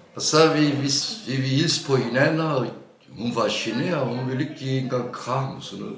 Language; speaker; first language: Danish; non-native, fluent; Turkish